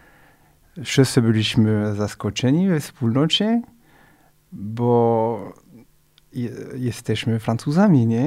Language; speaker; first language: Polish; non-native, fluent; French